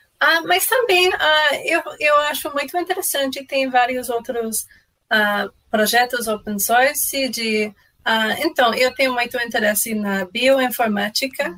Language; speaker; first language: Portuguese; non-native, fluent; English